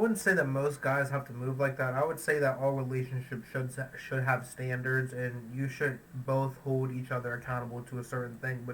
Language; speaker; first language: English; native; English